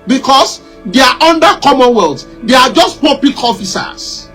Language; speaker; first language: English; non-native, local second language; Yoruba